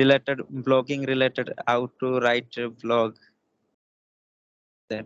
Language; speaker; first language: English; non-native, learner; Hindi